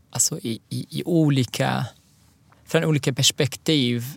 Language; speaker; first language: Swedish; non-native, fluent; Arabic